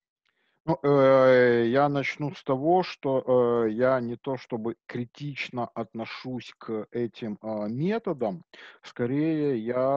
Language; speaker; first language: Russian; native; Russian